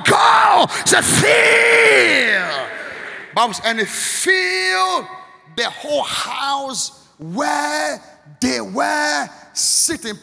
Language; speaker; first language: English; non-native, local second language; Akan